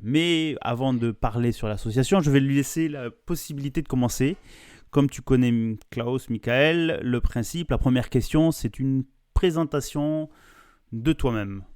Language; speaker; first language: French; native; French